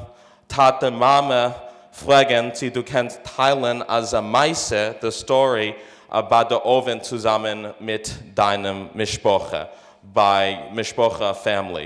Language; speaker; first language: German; non-native, fluent; English